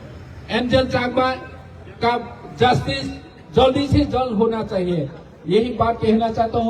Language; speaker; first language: Hindi; non-native, local second language; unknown